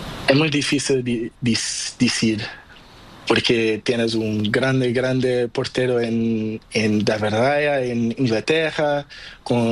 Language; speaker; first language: Spanish; non-native, learner; Portuguese